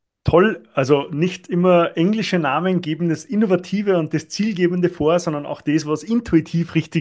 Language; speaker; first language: German; native; German